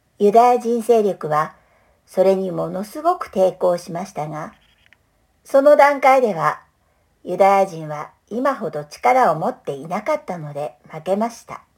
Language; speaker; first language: Japanese; non-native, fluent; English